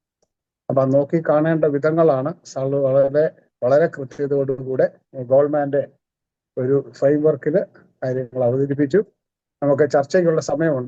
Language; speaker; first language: Malayalam; native; Malayalam